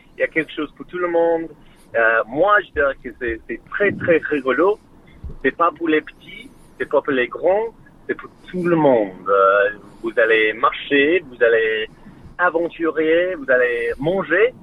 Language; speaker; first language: French; non-native, fluent; English